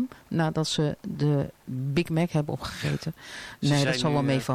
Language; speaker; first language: Dutch; native; Dutch